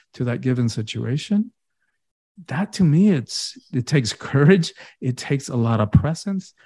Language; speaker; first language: English; early bilingual, other home language; Spanish